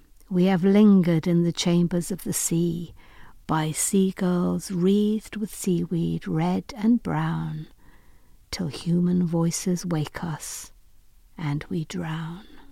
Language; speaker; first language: English; native; English